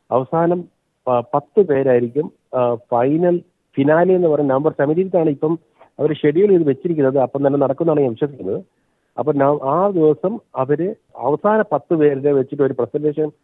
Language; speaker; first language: Malayalam; native; Malayalam